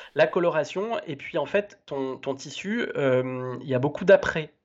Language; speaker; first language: French; native; French